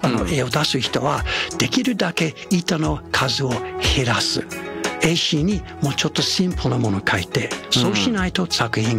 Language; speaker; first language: Japanese; non-native, fluent; English